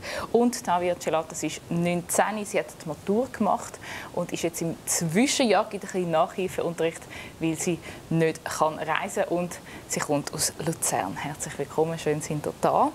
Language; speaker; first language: German; native; German